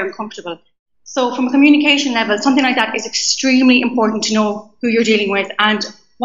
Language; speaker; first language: English; native; English